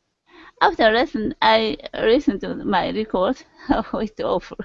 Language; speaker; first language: English; non-native, learner; Japanese